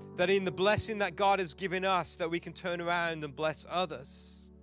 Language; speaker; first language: English; native; English